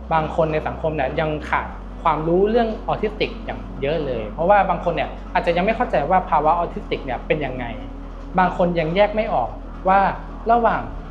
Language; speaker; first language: Thai; native; Thai